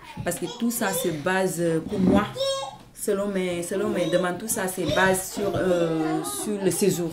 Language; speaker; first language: French; non-native, fluent; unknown